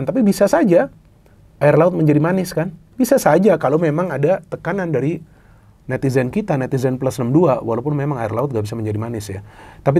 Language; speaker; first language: Indonesian; native; Indonesian